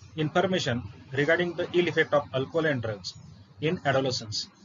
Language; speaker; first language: English; non-native, local second language; Marathi